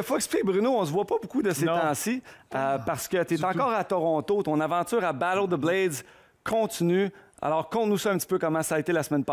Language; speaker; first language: French; native; French